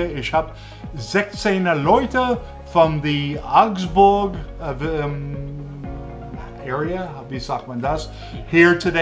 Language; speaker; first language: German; non-native, learner; English